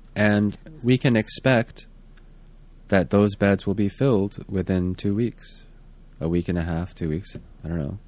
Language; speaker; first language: English; native; English